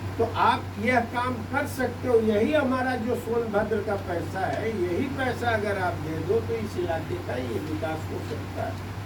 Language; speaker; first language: Hindi; native; Hindi